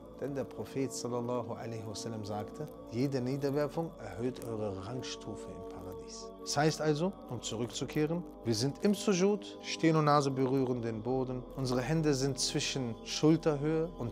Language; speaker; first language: German; native; German